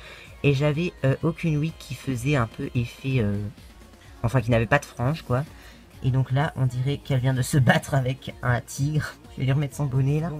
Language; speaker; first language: French; native; French